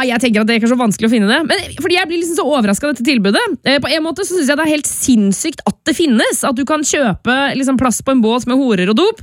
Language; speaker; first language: Norwegian; native; Norwegian